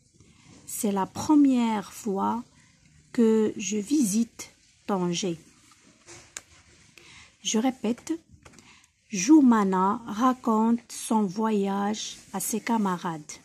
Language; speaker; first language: French; non-native, local second language; Arabic